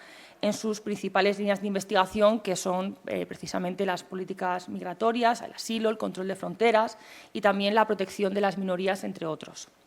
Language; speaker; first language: Spanish; native; Spanish